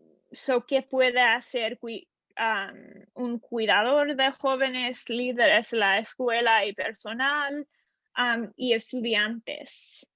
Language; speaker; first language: Spanish; non-native, learner; English